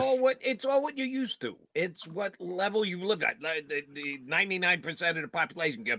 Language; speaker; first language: English; native; English